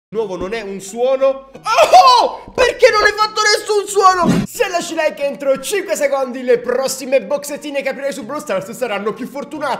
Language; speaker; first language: Italian; native; Italian